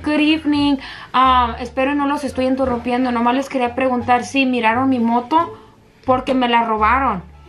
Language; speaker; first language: Spanish; early bilingual, heritage; Spanish